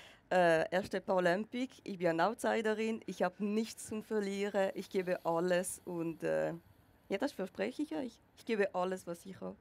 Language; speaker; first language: German; non-native, local second language; French